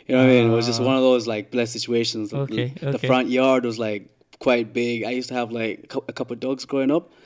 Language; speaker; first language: English; early bilingual, other home language; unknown